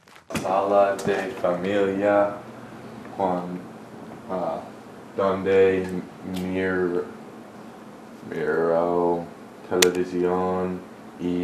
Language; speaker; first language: Spanish; non-native, learner; English